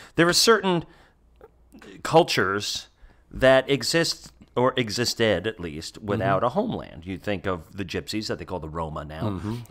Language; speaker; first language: English; native; English